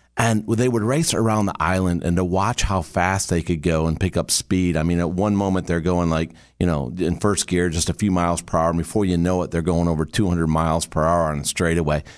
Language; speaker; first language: English; native; English